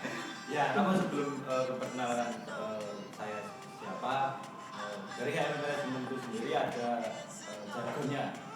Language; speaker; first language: Indonesian; non-native, local second language; Javanese